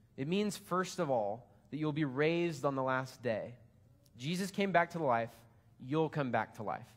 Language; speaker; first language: English; native; English